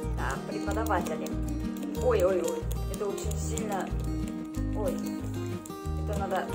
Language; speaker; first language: Russian; non-native, learner; Korean